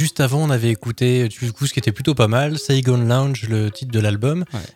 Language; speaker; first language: French; native; French